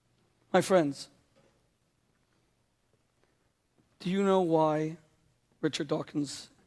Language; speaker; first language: English; native; English